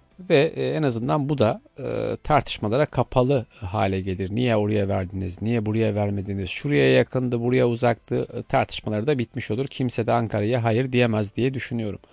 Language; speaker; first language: Turkish; native; Turkish